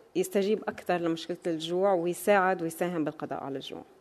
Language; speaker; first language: Arabic; native; Arabic